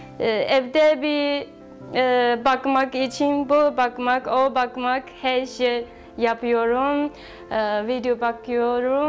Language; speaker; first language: Turkish; non-native, learner; Chinese